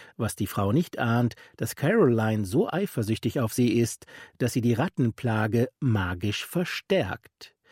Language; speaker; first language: German; native; German